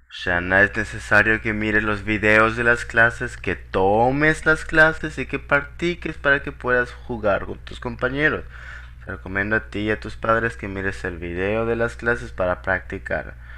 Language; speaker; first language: Spanish; native; Spanish